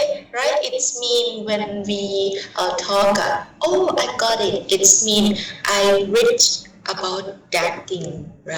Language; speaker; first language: English; non-native, learner; Thai